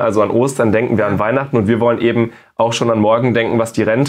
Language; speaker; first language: German; native; German